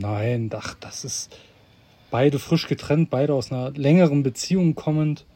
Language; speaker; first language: German; native; German